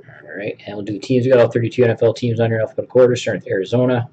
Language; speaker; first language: English; native; English